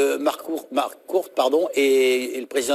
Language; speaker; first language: French; native; French